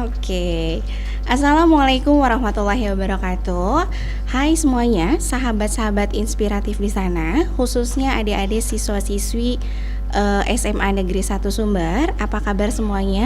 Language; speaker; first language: Indonesian; native; Indonesian